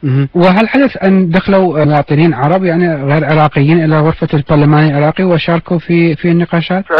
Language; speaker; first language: Arabic; native; Arabic